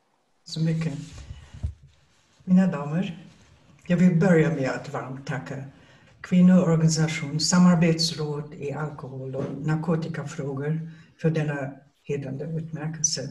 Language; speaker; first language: Swedish; non-native, fluent; German